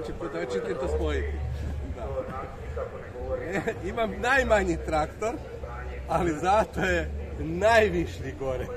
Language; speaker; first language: Croatian; native; Croatian